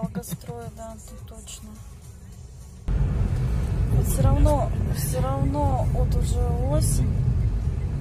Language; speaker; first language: Russian; native; Russian